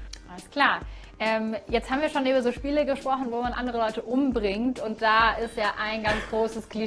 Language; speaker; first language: German; native; German